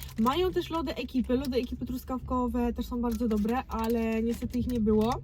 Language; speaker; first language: Polish; native; Polish